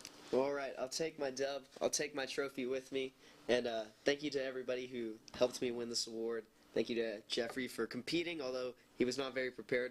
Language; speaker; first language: English; native; English